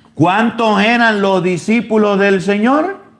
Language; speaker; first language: Spanish; native; Spanish